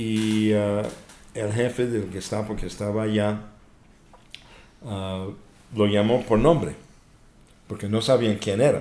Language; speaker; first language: Spanish; non-native, fluent; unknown